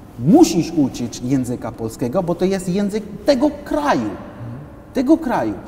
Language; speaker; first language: Polish; non-native, fluent; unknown